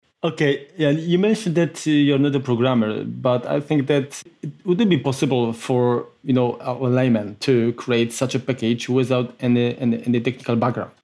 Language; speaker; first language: English; non-native, fluent; Polish